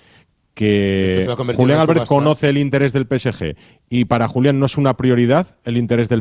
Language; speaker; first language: Spanish; native; Spanish